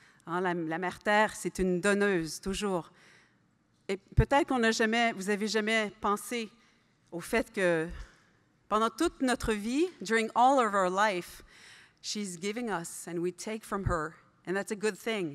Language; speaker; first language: French; native; French